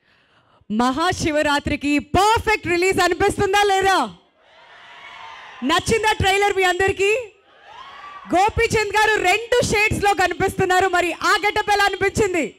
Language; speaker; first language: Telugu; native; Telugu